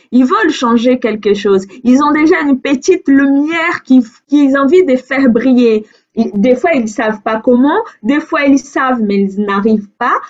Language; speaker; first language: French; non-native, fluent; Portuguese